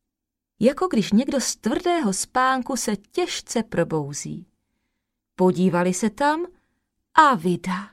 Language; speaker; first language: Czech; native; Czech